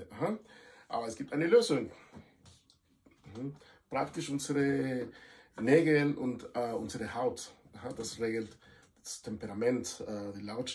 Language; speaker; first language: German; non-native, fluent; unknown